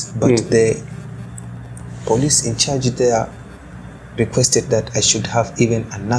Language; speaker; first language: English; non-native, local second language; Swahili